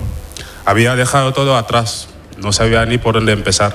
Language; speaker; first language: Spanish; non-native, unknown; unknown